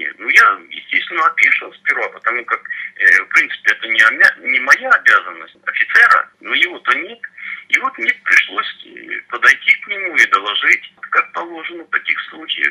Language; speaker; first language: Russian; native; Russian